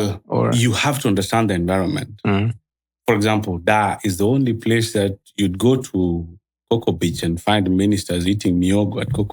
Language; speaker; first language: English; non-native, local second language; Swahili